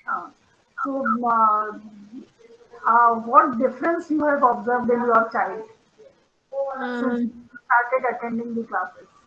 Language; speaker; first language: English; non-native, local second language; Hindi